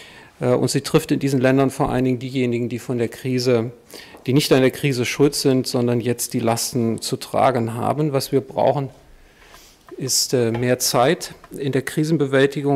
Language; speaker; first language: German; native; German